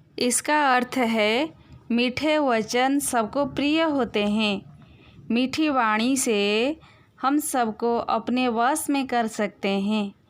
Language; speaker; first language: Hindi; non-native, local second language; Odia